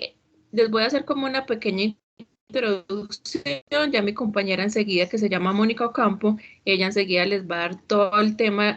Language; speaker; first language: Spanish; native; Spanish